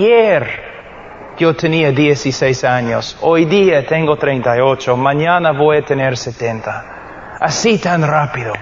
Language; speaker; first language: Spanish; non-native, fluent; English